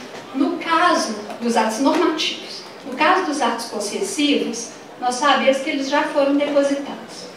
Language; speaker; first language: Portuguese; native; Portuguese